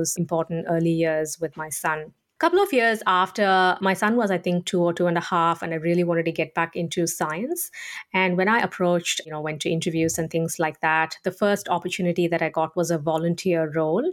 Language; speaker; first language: English; non-native, local second language; Tamil